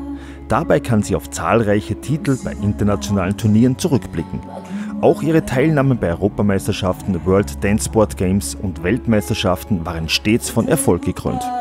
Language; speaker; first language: German; native; German